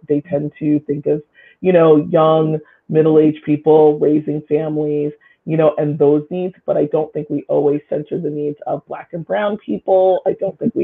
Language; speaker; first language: English; native; English